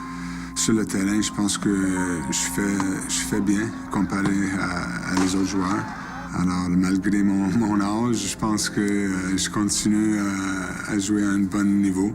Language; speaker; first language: French; non-native, local second language; English